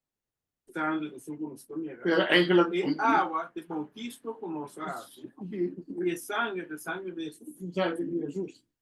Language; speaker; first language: Portuguese; non-native, learner; Papiamento